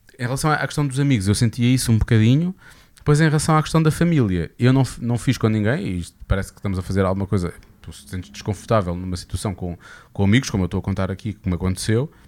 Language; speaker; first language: Portuguese; native; Portuguese